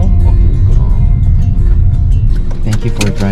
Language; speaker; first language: English; non-native, learner; Korean